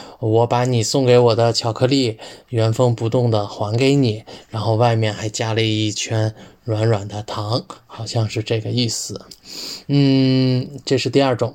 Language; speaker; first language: Chinese; native; Chinese